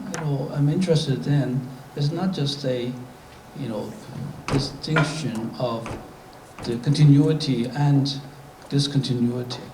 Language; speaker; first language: English; non-native, fluent; Korean